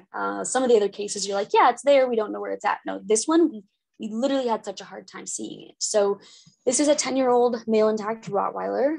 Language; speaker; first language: English; native; English